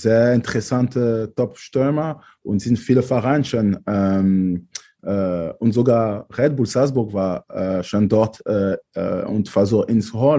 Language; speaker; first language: German; non-native, fluent; French